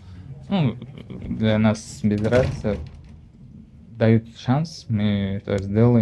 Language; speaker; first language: Russian; non-native, learner; Uzbek